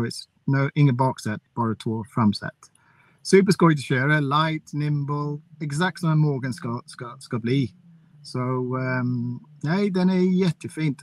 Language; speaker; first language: Swedish; non-native, fluent; English